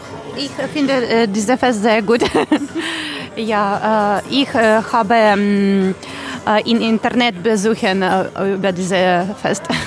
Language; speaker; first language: German; non-native, learner; Ukrainian